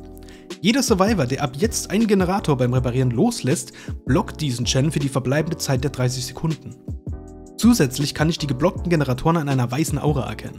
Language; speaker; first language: German; native; German